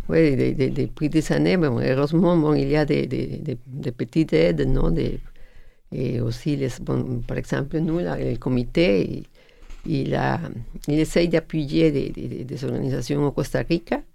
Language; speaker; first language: French; non-native, learner; Spanish